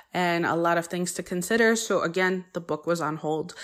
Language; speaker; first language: English; early bilingual, other home language; Polish